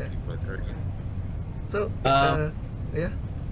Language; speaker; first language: English; non-native, learner; Indonesian